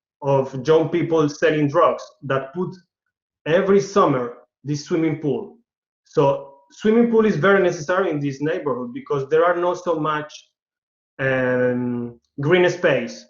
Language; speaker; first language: English; non-native, learner; Spanish